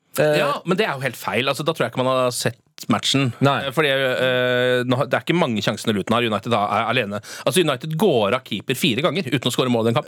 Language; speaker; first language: Norwegian; native; Norwegian